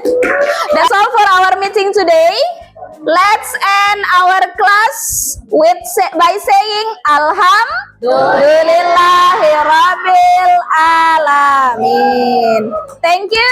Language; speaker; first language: English; non-native, fluent; Indonesian